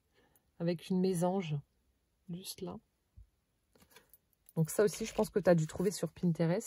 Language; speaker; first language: French; native; French